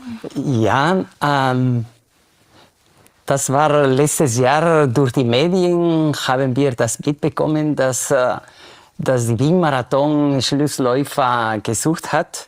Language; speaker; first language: German; non-native, fluent; Spanish